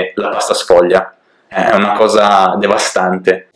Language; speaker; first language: Italian; native; Italian